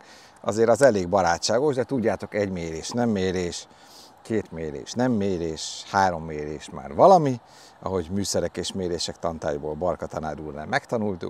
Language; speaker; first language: Hungarian; native; Hungarian